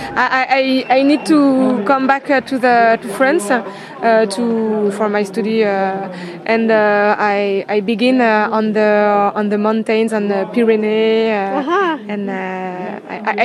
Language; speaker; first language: English; non-native, learner; French